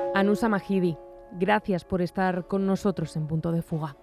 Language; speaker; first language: Spanish; native; Spanish